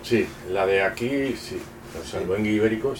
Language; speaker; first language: Spanish; native; Spanish